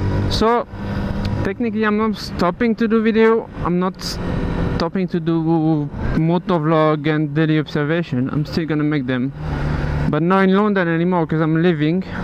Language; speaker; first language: English; non-native, fluent; French